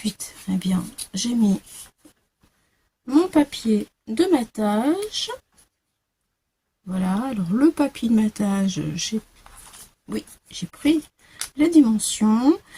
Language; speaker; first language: French; native; French